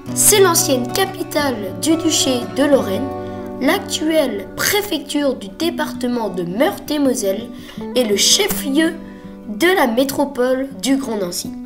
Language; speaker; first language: French; native; French